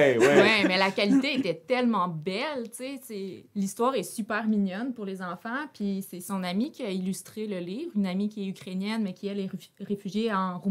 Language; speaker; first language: French; native; French